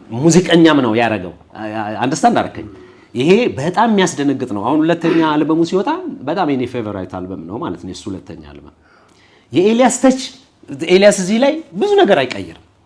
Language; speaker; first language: Amharic; native; Amharic